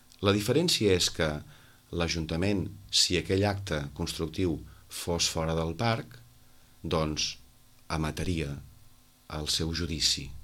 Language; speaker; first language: Catalan; native; Catalan